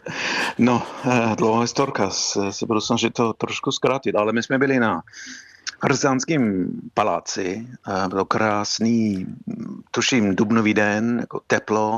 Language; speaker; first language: Czech; non-native, fluent; English